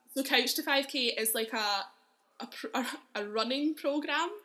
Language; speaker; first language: English; native; English